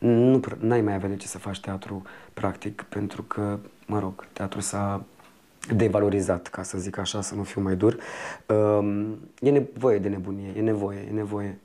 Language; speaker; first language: Romanian; native; Romanian